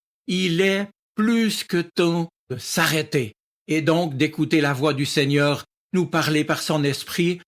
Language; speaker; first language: French; native; French